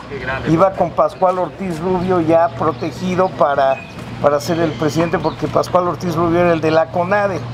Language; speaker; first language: Spanish; native; Spanish